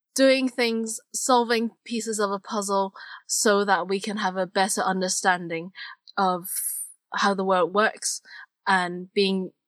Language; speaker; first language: English; non-native, local second language; Cantonese